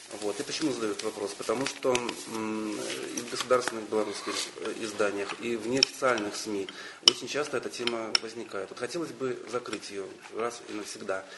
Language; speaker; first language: Russian; native; Russian